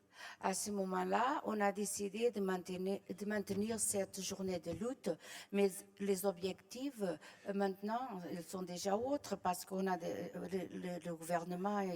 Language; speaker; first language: French; non-native, fluent; Portuguese